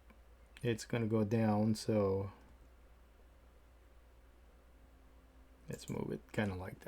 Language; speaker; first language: English; native; English